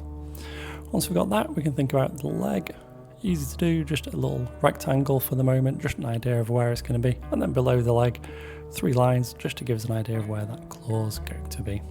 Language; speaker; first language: English; native; English